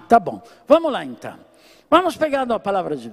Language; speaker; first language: Portuguese; non-native, fluent; Italian